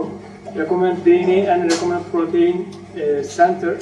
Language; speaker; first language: English; non-native, learner; Turkish